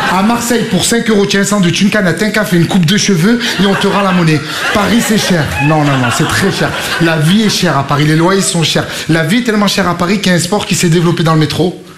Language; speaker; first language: French; native; French